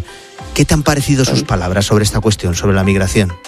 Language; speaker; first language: Spanish; native; Spanish